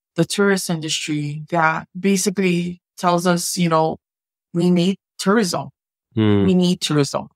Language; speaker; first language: English; native; English